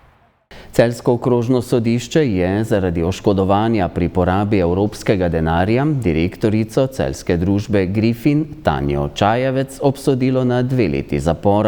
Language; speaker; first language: Slovenian; native; Slovenian